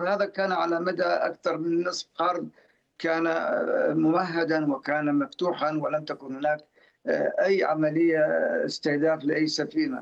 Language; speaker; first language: Arabic; non-native, fluent; Persian